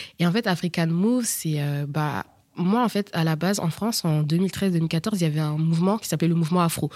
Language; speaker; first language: French; early bilingual, other home language; Bambara